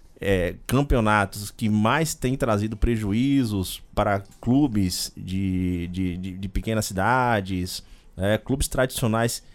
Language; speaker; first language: Portuguese; native; Portuguese